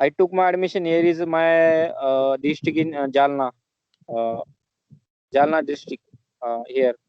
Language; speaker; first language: English; non-native, learner; Marathi